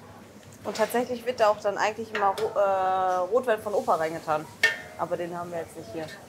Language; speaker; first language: German; native; German